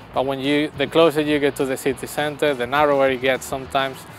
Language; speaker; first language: English; non-native, fluent; Spanish